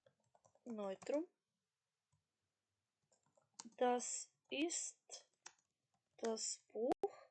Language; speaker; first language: German; non-native, fluent; Macedonian